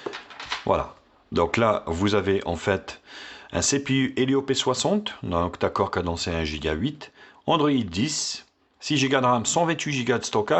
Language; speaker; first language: French; native; French